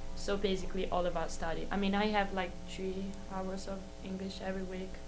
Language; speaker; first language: English; non-native, fluent; Italian